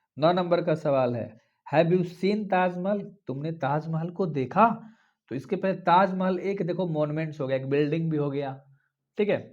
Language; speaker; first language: Hindi; native; Hindi